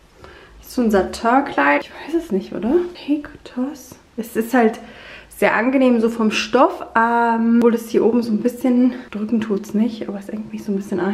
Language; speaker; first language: German; native; German